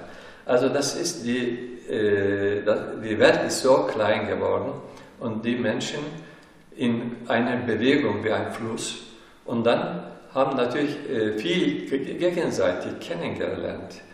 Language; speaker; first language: German; non-native, fluent; Turkish